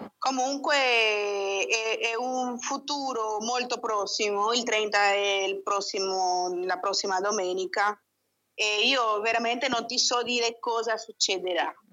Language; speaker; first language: Italian; non-native, fluent; Spanish